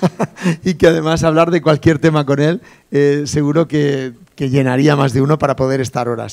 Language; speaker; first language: Spanish; native; Spanish